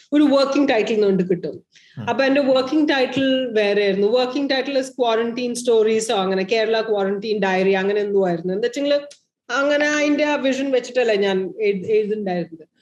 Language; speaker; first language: Malayalam; early bilingual, heritage; Malayalam